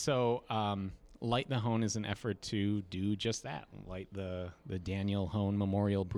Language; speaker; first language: English; native; English